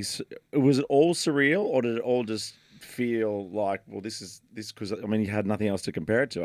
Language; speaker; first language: English; native; English